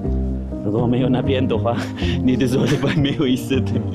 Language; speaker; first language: Chinese; non-native, fluent; Turkish